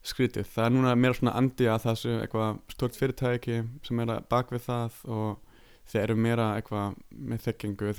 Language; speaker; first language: Icelandic; non-native, fluent; German